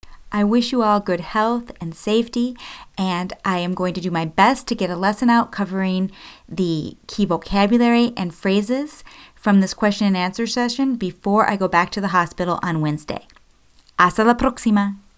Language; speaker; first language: English; native; English